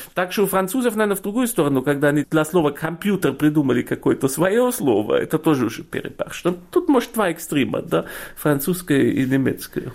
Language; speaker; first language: Russian; non-native, fluent; German